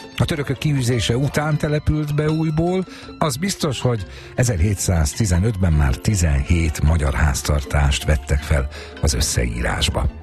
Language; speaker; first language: Hungarian; native; Hungarian